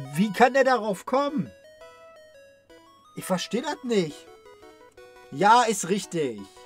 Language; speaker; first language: German; native; German